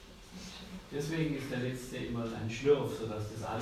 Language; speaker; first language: German; native; German